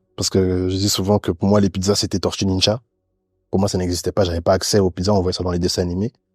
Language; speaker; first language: French; early bilingual, other home language; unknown